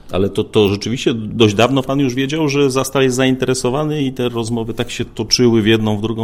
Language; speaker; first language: Polish; native; Polish